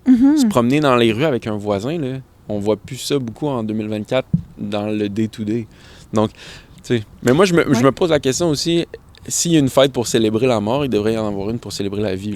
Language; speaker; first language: French; native; French